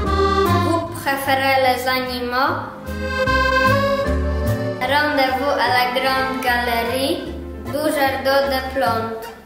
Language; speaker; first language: French; non-native, learner; Polish